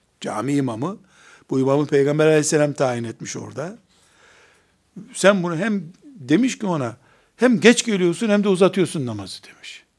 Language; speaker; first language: Turkish; native; Turkish